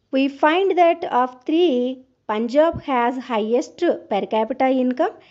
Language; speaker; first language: English; non-native, local second language; Telugu